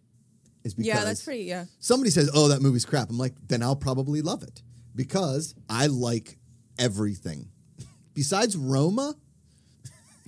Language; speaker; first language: English; native; English